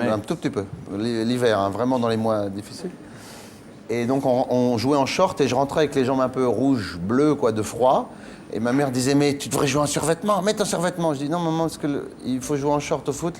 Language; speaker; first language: French; native; French